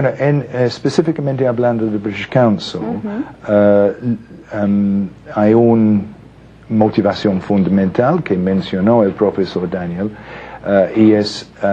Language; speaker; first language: Spanish; non-native, fluent; English